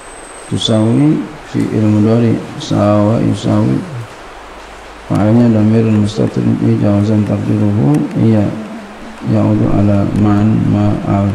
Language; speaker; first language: Arabic; non-native, fluent; Indonesian